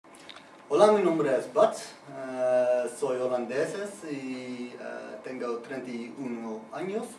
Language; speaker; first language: Spanish; non-native, learner; Dutch